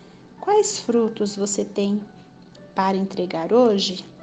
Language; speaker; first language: Portuguese; native; Portuguese